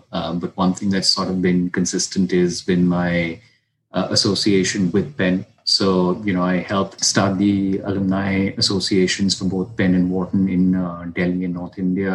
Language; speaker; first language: English; non-native, local second language; Hindi